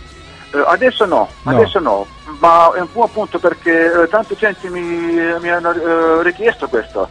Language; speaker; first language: Italian; non-native, learner; Finnish